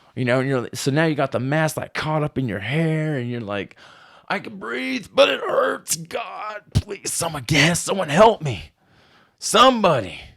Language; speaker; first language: English; native; English